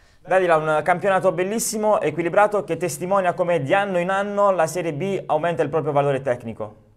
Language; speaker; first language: Italian; native; Italian